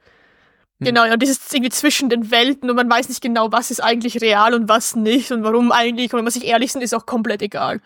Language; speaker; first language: German; native; German